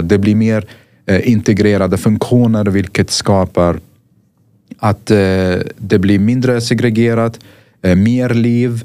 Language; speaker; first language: Swedish; non-native, fluent; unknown